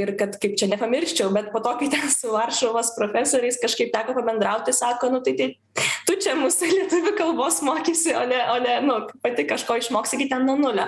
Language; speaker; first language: Lithuanian; non-native, local second language; Polish